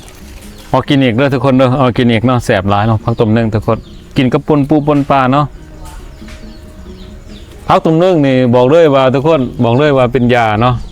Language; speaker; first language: Thai; non-native, local second language; Northeastern Thai